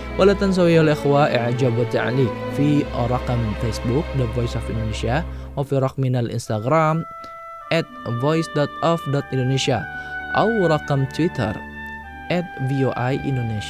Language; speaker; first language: Arabic; non-native, fluent; Indonesian